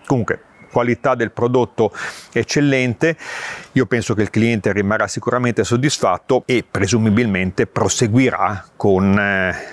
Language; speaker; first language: Italian; native; Italian